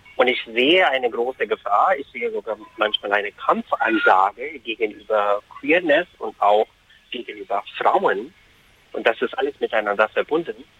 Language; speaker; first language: German; non-native, fluent; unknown